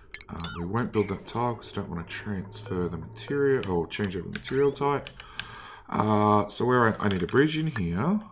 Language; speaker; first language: English; native; English